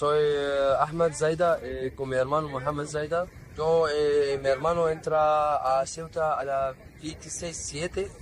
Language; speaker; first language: Spanish; non-native, learner; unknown